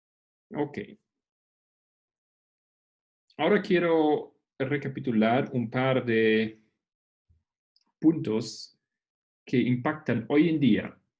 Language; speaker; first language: Spanish; non-native, fluent; Portuguese